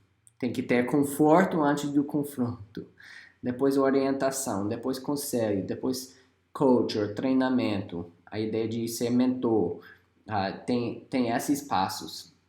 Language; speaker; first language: Portuguese; non-native, fluent; English